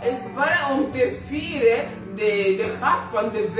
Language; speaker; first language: Dutch; non-native, learner; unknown